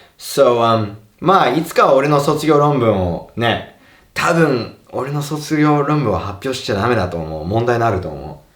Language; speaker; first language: Japanese; non-native, fluent; English